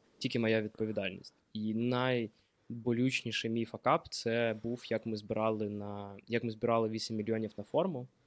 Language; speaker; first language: Ukrainian; non-native, local second language; Russian